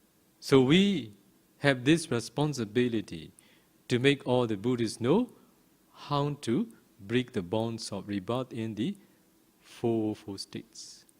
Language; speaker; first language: English; non-native, fluent; Burmese